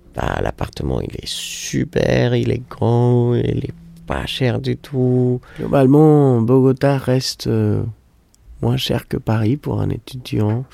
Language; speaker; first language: French; non-native, fluent; Spanish